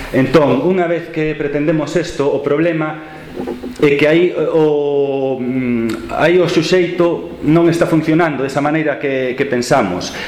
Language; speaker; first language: Galician; non-native, local second language; Spanish